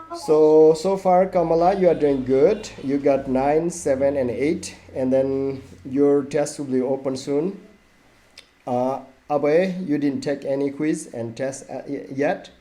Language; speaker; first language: English; non-native, local second language; Nepali